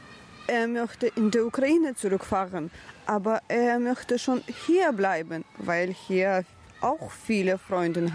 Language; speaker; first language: German; non-native, learner; Ukrainian